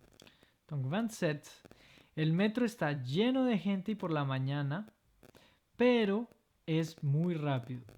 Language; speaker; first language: Spanish; non-native, fluent; French